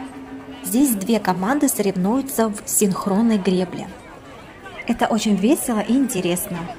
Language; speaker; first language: Russian; native; Russian